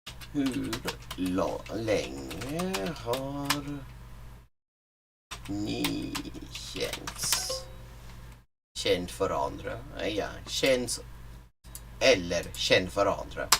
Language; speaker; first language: Swedish; non-native, learner; English